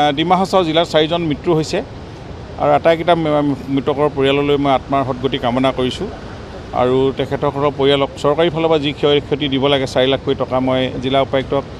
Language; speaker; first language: Assamese; native; Assamese